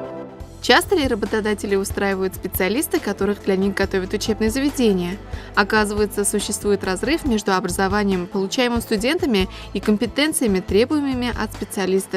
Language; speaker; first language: Russian; native; Russian